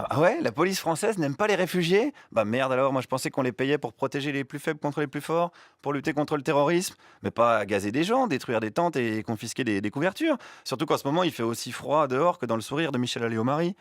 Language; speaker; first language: French; native; French